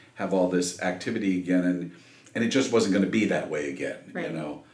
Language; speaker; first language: English; native; English